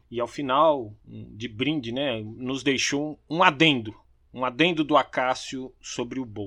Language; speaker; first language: Portuguese; native; Portuguese